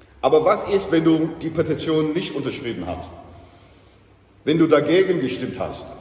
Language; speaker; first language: German; non-native, fluent; English